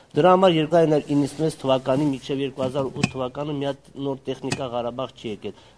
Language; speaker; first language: Armenian; native; Armenian